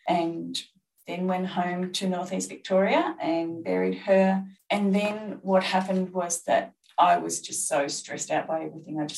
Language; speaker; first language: English; native; English